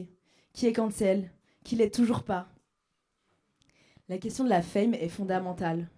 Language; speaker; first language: French; native; French